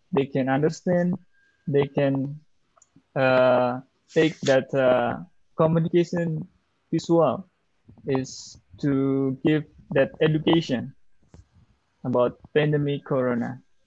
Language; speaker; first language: English; non-native, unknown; Indonesian